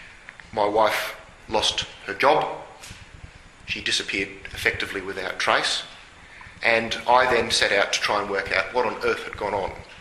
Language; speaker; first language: English; native; English